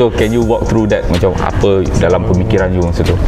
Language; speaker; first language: Malay; native; Malay